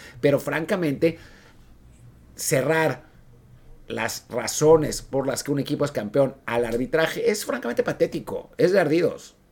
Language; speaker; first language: Spanish; native; Spanish